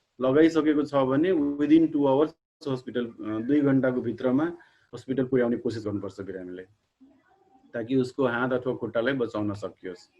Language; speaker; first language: Nepali; non-native, local second language; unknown